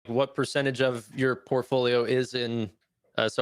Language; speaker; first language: English; native; English